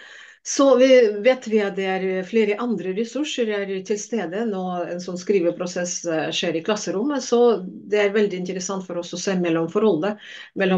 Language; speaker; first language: Norwegian; non-native, fluent; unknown